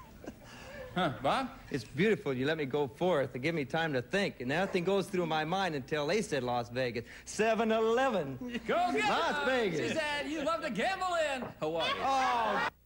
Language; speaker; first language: English; native; English